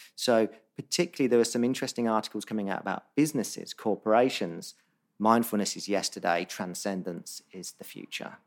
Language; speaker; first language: English; native; English